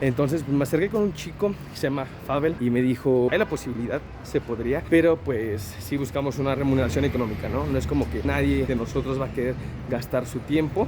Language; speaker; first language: Spanish; native; Spanish